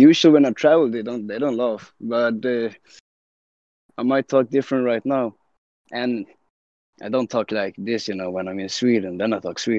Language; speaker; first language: English; non-native, fluent; Swedish